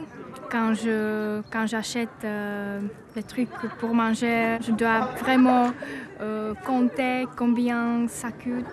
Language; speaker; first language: French; non-native, fluent; Czech